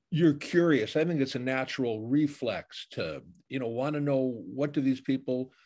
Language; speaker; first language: English; native; English